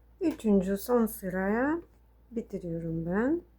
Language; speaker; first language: Turkish; non-native, fluent; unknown